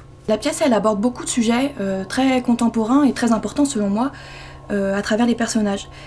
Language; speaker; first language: French; native; French